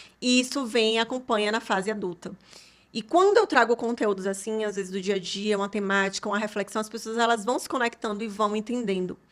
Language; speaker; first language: Portuguese; native; Portuguese